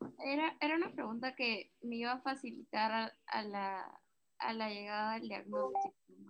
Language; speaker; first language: Spanish; native; Spanish